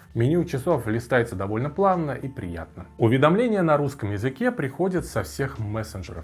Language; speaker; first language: Russian; native; Russian